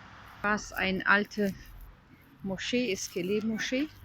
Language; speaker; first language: German; non-native, fluent; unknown